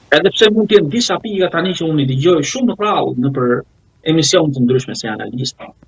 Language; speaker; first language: Albanian; native; Albanian